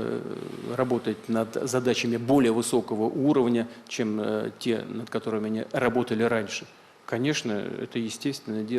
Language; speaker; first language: Russian; native; Russian